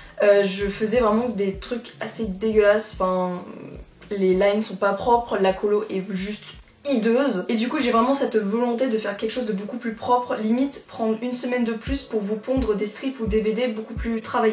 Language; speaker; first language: French; native; French